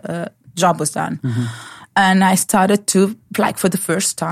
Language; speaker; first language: English; non-native, fluent; Portuguese